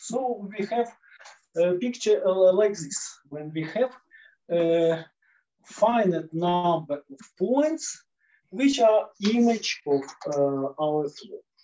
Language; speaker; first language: English; non-native, fluent; Russian